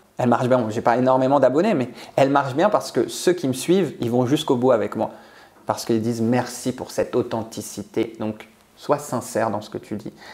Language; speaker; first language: French; native; French